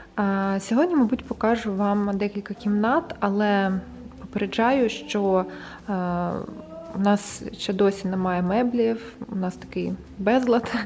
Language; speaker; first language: Ukrainian; non-native, local second language; Russian